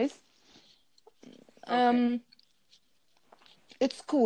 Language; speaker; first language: English; non-native, fluent; Arabic